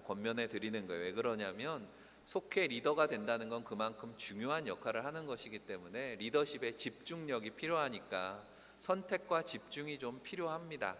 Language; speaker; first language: Korean; native; Korean